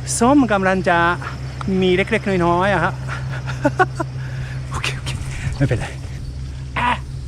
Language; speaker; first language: Thai; non-native, fluent; Japanese